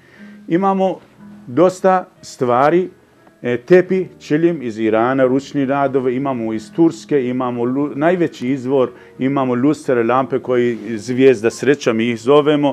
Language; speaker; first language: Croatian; non-native, fluent; Persian